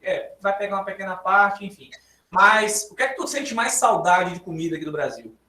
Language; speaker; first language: Portuguese; native; Portuguese